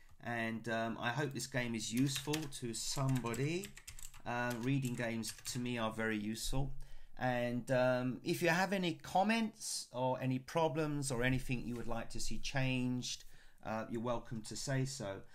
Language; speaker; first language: English; native; English